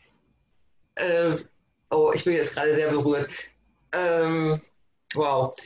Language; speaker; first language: German; native; German